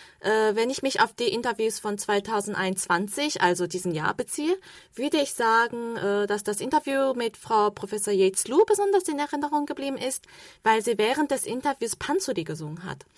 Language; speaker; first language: German; non-native, fluent; Korean